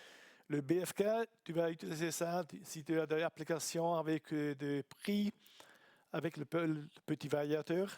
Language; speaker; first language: French; non-native, learner; Italian